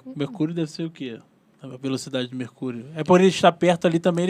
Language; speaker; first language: Portuguese; native; Portuguese